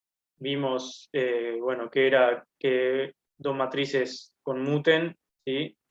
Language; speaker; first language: Spanish; native; Spanish